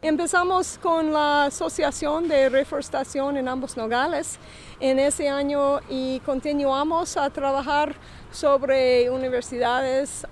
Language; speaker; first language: Spanish; non-native, fluent; English